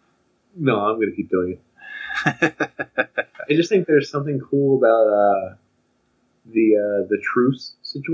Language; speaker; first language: English; native; English